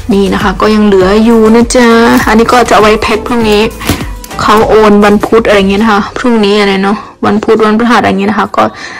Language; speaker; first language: Thai; native; Thai